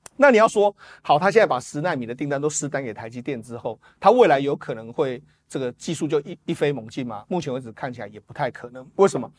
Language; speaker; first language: Chinese; native; Chinese